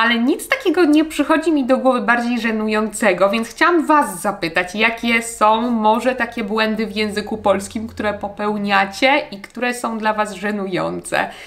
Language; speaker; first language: Polish; native; Polish